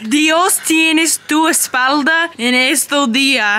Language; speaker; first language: Spanish; non-native, learner; English